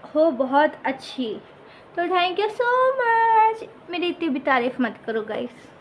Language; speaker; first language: Hindi; native; Hindi